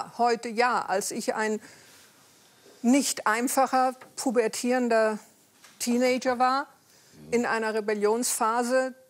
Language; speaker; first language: German; early bilingual, heritage; Italian